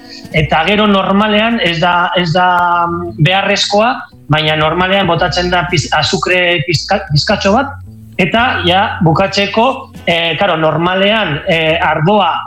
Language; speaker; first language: Basque; non-native, local second language; Spanish